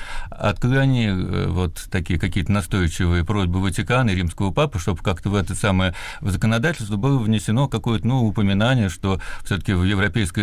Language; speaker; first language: Russian; native; Russian